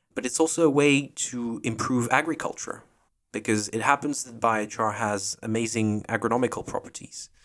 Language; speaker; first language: English; non-native, fluent; French